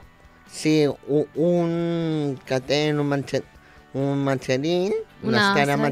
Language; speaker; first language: Catalan; non-native, local second language; Spanish